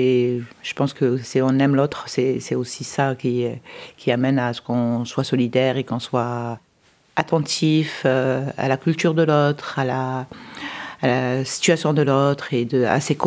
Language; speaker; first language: French; early bilingual, other home language; Arabic